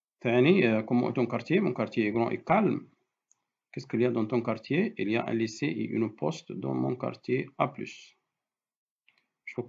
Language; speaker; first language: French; non-native, fluent; Arabic